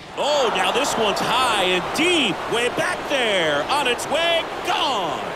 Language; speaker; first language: English; native; English